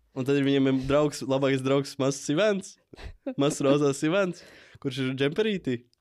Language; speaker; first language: Latvian; native; Latvian